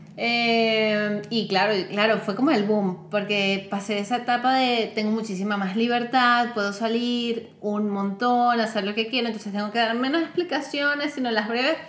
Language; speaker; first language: Spanish; native; Spanish